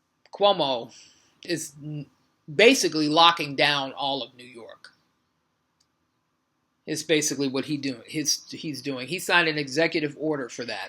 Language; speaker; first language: English; native; English